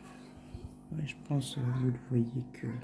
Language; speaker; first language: French; native; French